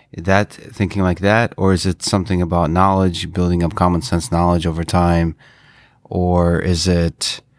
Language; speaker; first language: English; non-native, fluent; Russian